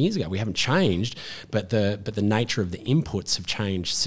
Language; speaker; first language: English; native; English